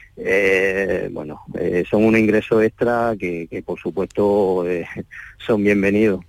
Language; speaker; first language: Spanish; native; Spanish